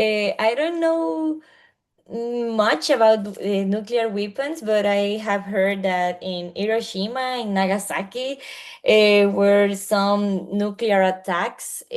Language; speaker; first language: English; non-native, learner; Spanish